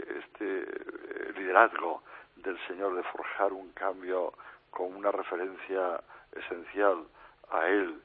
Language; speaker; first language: Spanish; native; Spanish